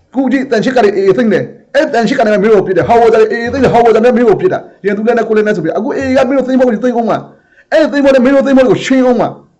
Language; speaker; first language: Burmese; native; Burmese